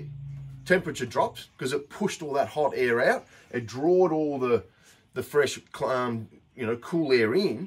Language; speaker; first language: English; native; English